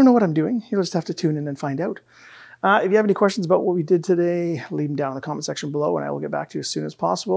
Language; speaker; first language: English; native; English